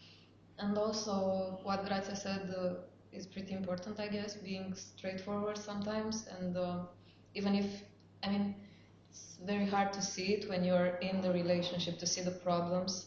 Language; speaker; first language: English; non-native, fluent; Romanian